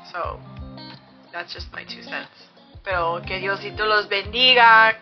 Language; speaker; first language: English; native; English